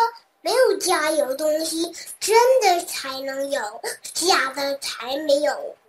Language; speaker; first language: Chinese; early bilingual, heritage; Chinese